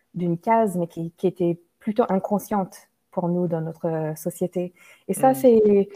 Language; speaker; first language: French; non-native, fluent; English